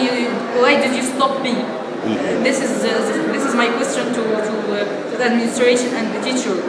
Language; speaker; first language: English; non-native, learner; Arabic